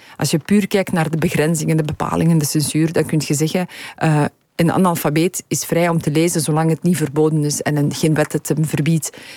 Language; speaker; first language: Dutch; early bilingual, other home language; Polish